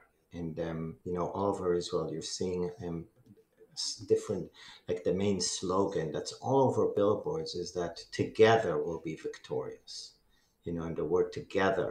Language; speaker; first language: English; non-native, fluent; Hebrew